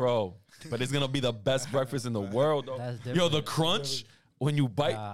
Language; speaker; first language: English; native; English